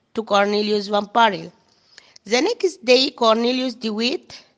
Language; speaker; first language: English; non-native, fluent; Arabic